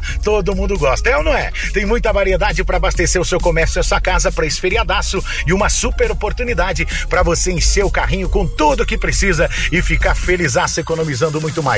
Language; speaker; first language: Portuguese; native; Portuguese